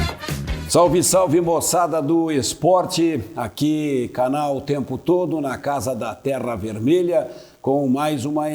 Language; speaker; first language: Portuguese; native; Portuguese